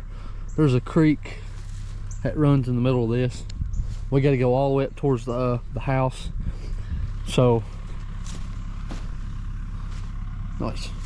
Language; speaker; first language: English; native; English